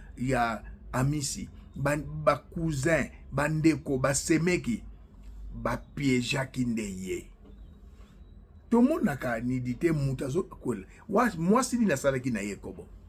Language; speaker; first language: Lingala; non-native, local second language; Luba-Lulua